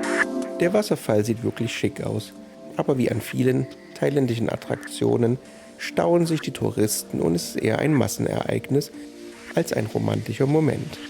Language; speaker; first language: German; native; German